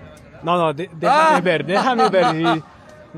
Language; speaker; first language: Spanish; non-native, learner; French